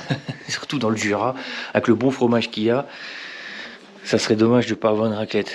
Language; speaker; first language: French; native; French